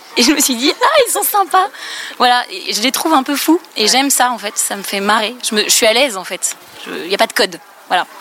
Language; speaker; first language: French; native; French